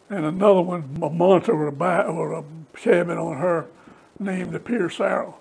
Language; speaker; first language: English; native; English